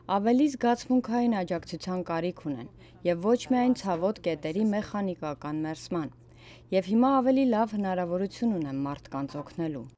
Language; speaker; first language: Armenian; native; Armenian